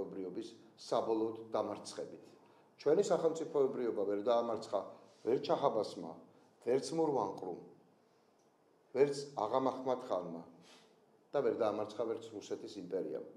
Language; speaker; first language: Georgian; native; Georgian